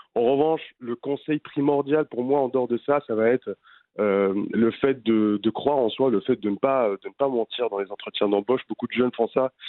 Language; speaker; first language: French; non-native, local second language; Arabic